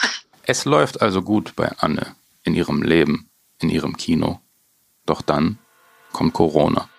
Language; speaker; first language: German; native; German